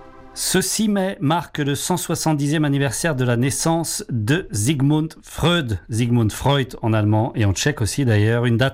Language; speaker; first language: French; native; French